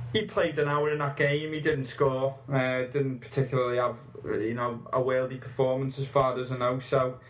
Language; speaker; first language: English; native; English